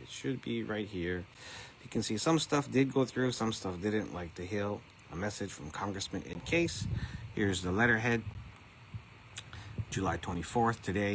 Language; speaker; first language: English; native; English